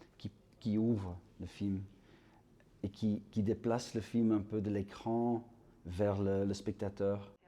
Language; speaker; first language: French; non-native, local second language; Dutch